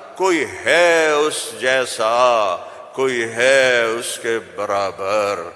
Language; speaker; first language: Urdu; non-native, local second language; Punjabi